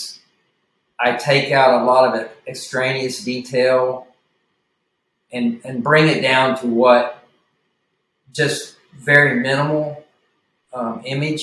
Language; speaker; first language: English; native; English